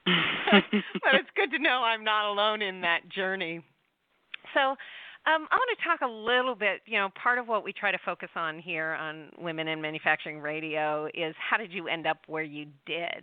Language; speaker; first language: English; native; English